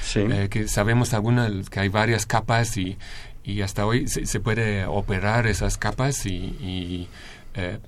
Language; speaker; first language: Spanish; non-native, fluent; English